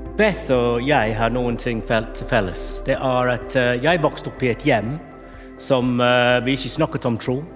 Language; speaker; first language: Norwegian; non-native, fluent; English